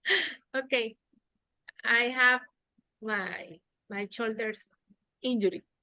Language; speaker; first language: English; non-native, learner; Spanish